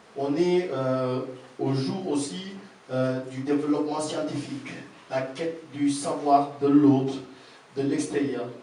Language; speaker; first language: French; non-native, local second language; Wolof